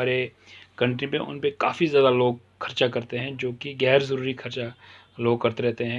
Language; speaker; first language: Hindi; non-native, local second language; Kashmiri